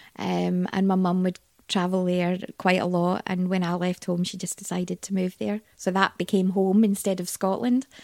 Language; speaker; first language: English; native; English